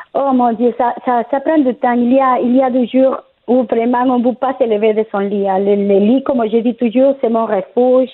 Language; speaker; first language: French; non-native, fluent; Spanish